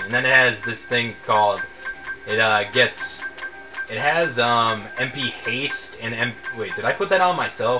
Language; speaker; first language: English; native; English